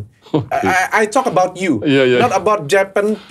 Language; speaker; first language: English; non-native, learner; Indonesian